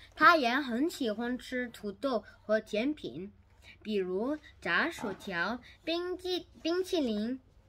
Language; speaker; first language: Chinese; non-native, learner; Korean